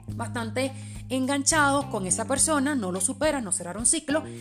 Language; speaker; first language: Spanish; early bilingual, other home language; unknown